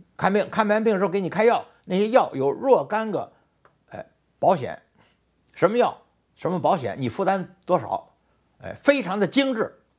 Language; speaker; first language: Chinese; native; Chinese